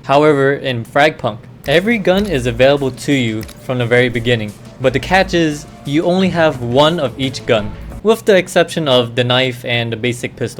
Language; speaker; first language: English; native; English